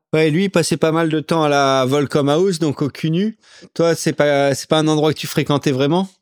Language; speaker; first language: French; native; French